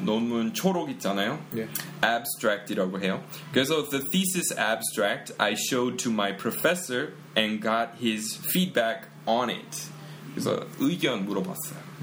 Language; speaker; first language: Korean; non-native, fluent; English